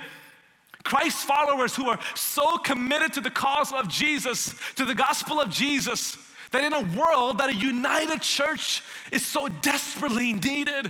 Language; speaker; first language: English; non-native, local second language; Malayalam